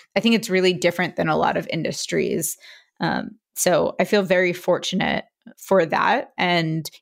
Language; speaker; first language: English; native; English